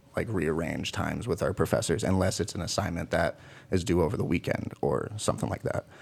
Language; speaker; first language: English; native; English